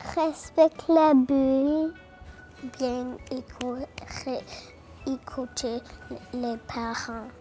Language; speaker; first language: French; non-native, local second language; English